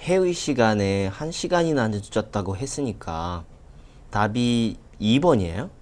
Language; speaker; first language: Korean; non-native, fluent; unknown